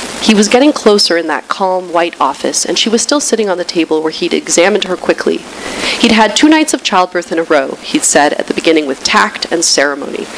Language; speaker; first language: English; early bilingual, other home language; Spanish